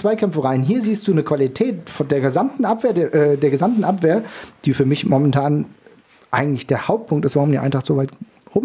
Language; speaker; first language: German; native; German